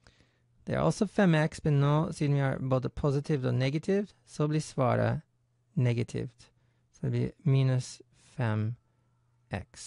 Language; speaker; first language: Norwegian; non-native, fluent; English